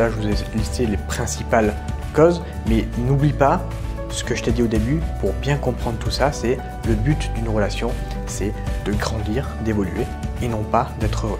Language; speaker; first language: French; native; French